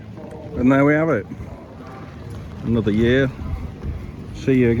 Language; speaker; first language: English; native; English